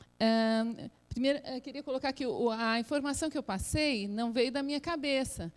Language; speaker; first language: Portuguese; native; Portuguese